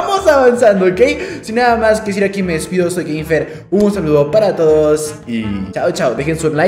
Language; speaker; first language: Spanish; native; Spanish